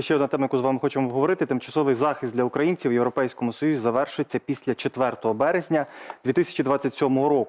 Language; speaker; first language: Ukrainian; native; Ukrainian